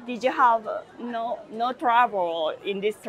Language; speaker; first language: English; non-native, learner; Japanese